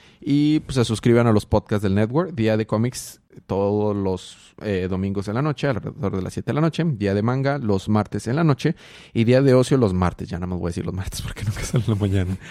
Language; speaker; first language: Spanish; native; Spanish